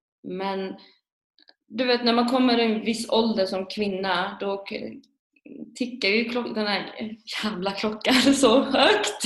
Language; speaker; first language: Swedish; early bilingual, other home language; Persian